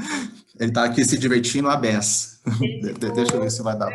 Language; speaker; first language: Portuguese; native; Portuguese